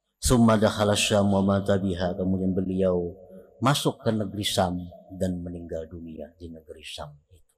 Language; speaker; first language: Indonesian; non-native, local second language; Banjar